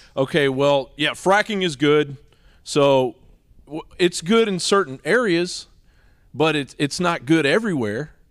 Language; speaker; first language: English; native; English